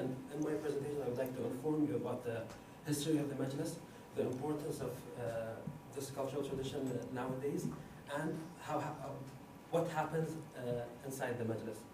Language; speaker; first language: English; non-native, fluent; Arabic